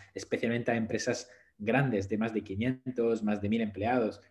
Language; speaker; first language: Spanish; non-native, fluent; French